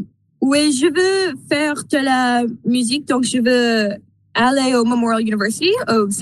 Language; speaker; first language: French; non-native, local second language; English